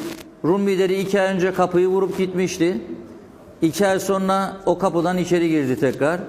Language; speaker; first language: Turkish; native; Turkish